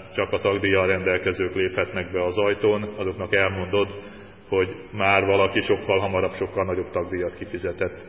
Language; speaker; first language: Hungarian; native; Hungarian